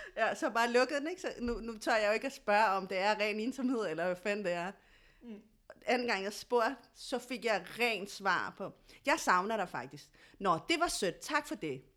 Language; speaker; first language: Danish; early bilingual, other home language; Spanish